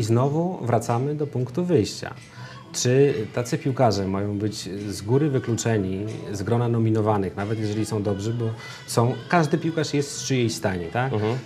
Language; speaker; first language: Polish; native; Polish